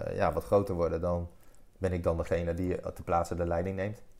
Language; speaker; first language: Dutch; native; Dutch